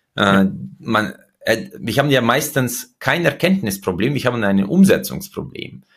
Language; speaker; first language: German; early bilingual, other home language; Russian